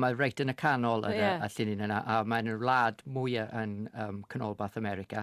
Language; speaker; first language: Welsh; non-native, fluent; English